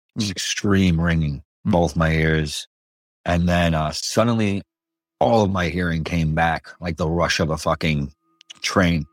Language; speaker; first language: English; early bilingual, other home language; Spanish